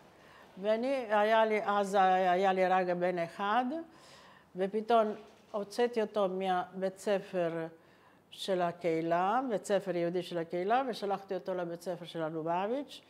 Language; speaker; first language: Hebrew; non-native, fluent; Italian